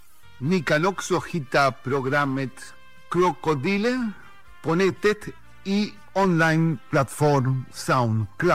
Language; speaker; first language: Swedish; non-native, fluent; Spanish